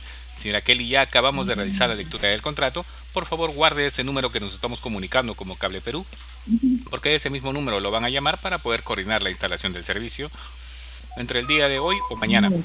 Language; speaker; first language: Spanish; native; Spanish